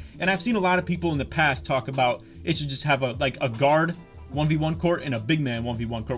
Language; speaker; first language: English; native; English